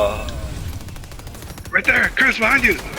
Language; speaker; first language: English; native; English